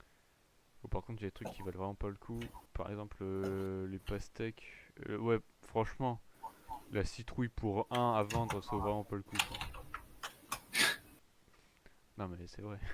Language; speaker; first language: French; native; French